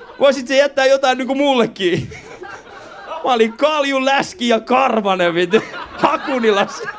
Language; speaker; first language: Finnish; early bilingual, other home language; Persian